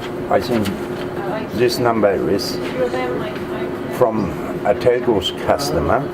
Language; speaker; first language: English; non-native, learner; German